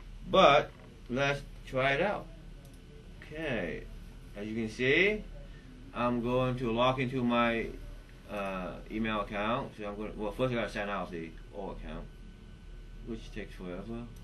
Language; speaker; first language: English; native; English